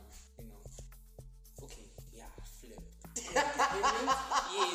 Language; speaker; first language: English; non-native, local second language; Zulu